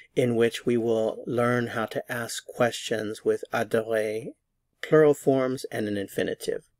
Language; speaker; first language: English; native; English